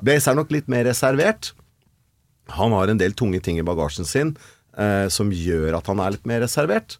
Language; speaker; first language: Norwegian; native; Norwegian